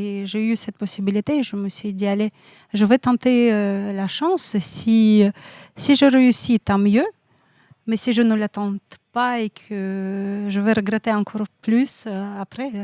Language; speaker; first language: French; non-native, fluent; Russian